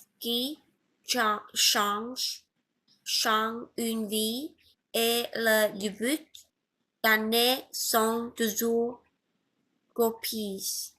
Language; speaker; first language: French; non-native, learner; Vietnamese